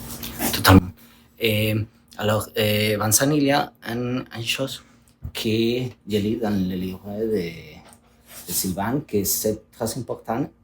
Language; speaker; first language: French; non-native, learner; Spanish